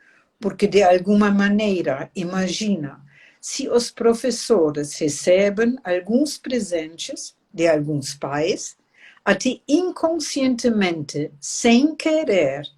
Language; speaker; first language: Portuguese; non-native, fluent; German